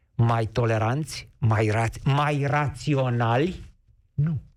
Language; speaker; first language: Romanian; native; Romanian